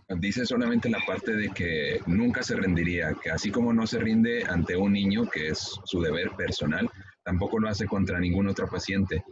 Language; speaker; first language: Spanish; native; Spanish